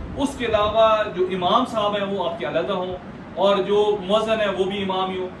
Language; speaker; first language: Urdu; non-native, local second language; Punjabi